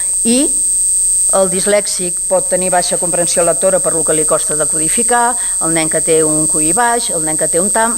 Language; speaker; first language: Catalan; native; Catalan